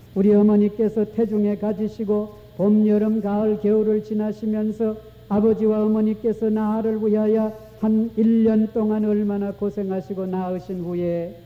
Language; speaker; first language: Korean; native; Korean